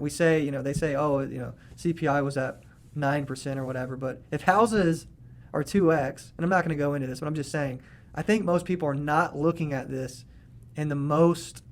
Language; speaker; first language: English; native; English